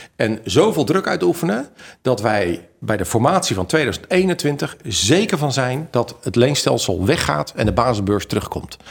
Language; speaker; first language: Dutch; native; Dutch